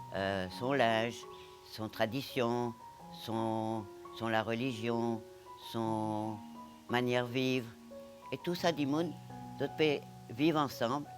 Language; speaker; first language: French; non-native, local second language; Morisyen